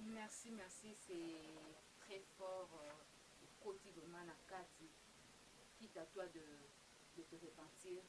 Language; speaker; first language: French; non-native, local second language; Lingala